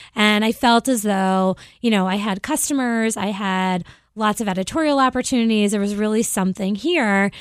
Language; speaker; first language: English; native; English